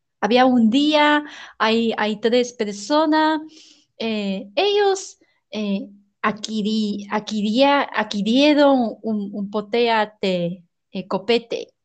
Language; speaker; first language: Spanish; non-native, learner; Chinese